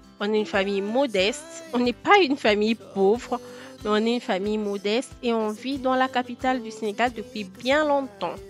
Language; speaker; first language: French; non-native, local second language; Lingala